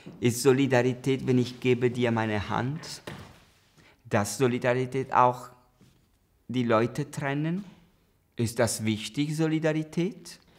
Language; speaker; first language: German; non-native, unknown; Italian